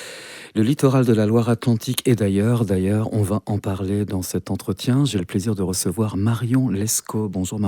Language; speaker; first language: French; native; French